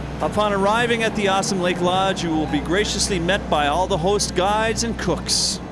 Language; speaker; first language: English; native; English